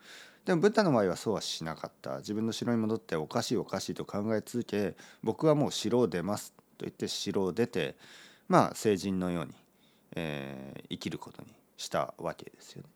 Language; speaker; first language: Japanese; native; Japanese